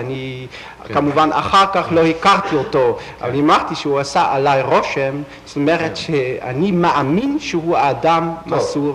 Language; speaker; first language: Hebrew; non-native, fluent; Dutch